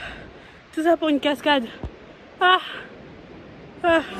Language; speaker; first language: French; native; French